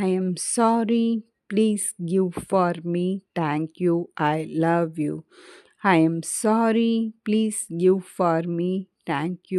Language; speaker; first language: English; non-native, learner; Tamil